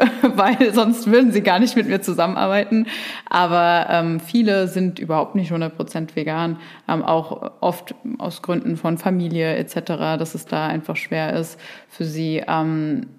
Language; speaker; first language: German; native; German